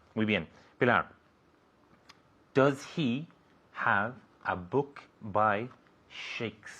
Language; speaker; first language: English; non-native, fluent; Spanish